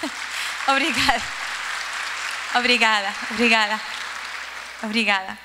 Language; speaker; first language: Portuguese; non-native, learner; Spanish